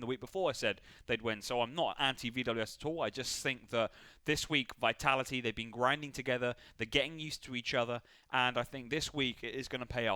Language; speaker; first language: English; native; English